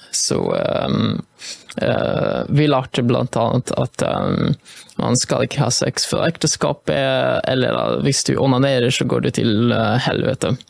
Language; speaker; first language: Norwegian; non-native, fluent; Polish